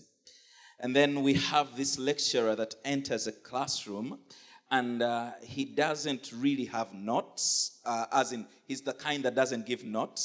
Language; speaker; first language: English; non-native, local second language; Ganda